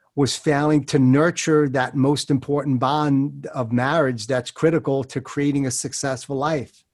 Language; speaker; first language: English; native; English